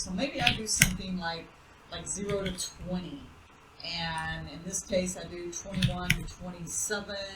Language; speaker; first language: English; native; English